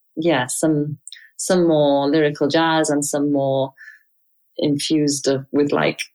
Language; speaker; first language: English; native; English